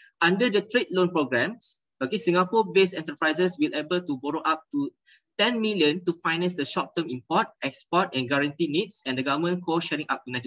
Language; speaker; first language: English; non-native, local second language; Malay